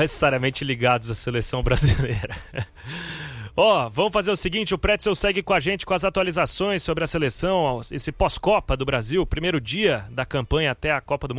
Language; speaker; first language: Portuguese; native; Portuguese